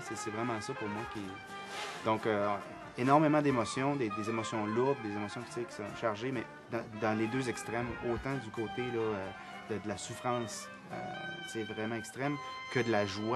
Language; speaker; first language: French; native; French